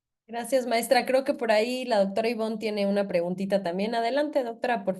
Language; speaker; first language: Spanish; native; Spanish